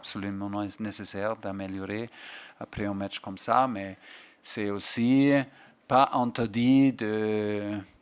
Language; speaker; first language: French; non-native, fluent; German